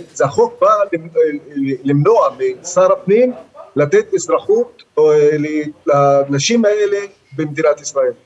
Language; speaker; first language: Hebrew; non-native, local second language; Arabic